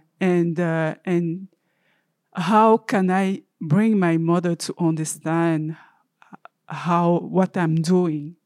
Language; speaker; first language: English; non-native, learner; French